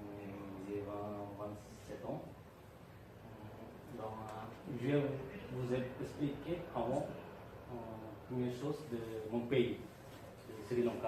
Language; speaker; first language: French; non-native, learner; Tamil